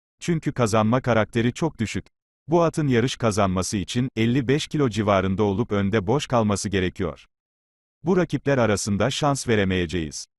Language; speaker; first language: Turkish; native; Turkish